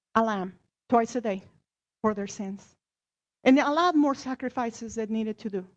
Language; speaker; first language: English; non-native, fluent; Spanish